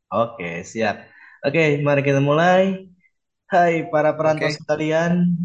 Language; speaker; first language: Indonesian; native; Indonesian